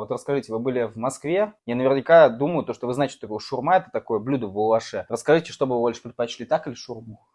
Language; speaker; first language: Russian; native; Russian